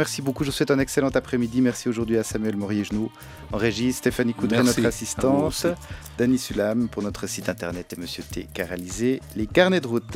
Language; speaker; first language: French; native; French